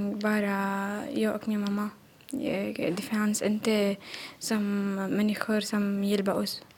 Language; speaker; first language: Swedish; non-native, learner; Arabic